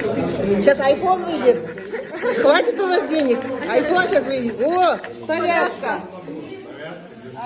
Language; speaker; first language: Russian; non-native, local second language; Kazakh